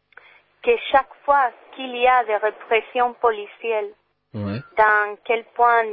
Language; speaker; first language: French; non-native, learner; Spanish